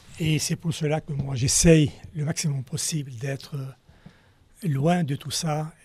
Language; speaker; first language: French; non-native, local second language; Arabic